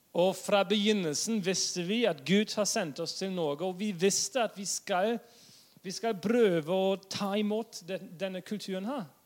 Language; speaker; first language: Norwegian; non-native, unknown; German